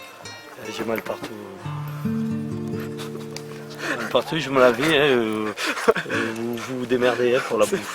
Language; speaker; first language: French; native; French